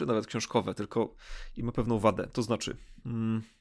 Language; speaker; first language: Polish; native; Polish